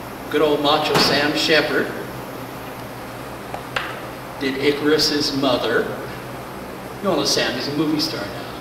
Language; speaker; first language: English; native; English